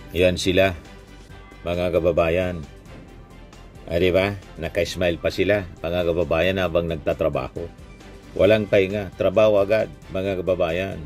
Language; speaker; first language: Filipino; non-native, local second language; Bikol